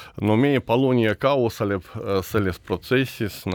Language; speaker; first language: Estonian; non-native, learner; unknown